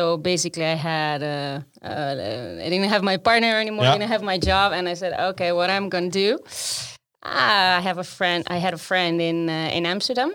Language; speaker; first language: English; non-native, fluent; Italian